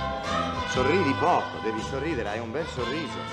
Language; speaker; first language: Italian; native; Italian